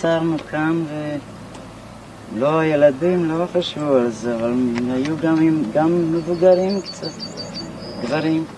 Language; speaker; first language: Hebrew; non-native, fluent; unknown